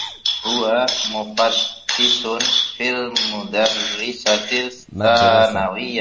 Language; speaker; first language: Arabic; non-native, learner; Indonesian